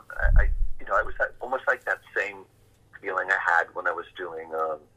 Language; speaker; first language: English; native; English